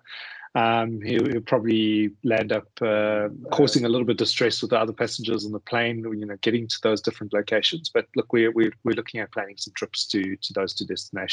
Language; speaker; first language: English; native; English